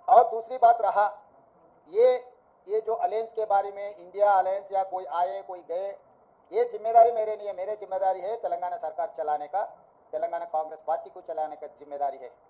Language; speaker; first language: Hindi; non-native, local second language; Telugu